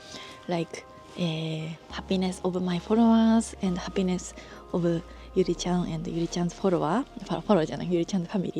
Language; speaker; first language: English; non-native, learner; Japanese